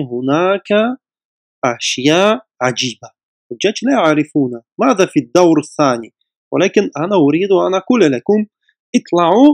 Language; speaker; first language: Arabic; non-native, fluent; Russian